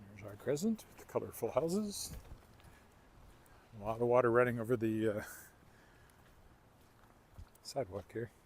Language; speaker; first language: English; native; English